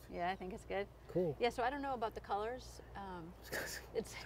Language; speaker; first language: English; native; English